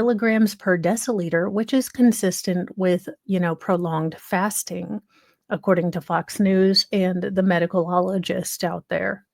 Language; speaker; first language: English; native; English